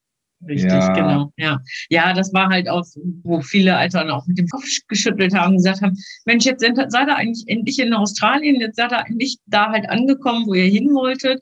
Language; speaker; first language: German; native; German